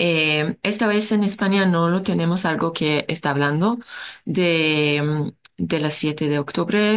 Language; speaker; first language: Spanish; non-native, learner; Hebrew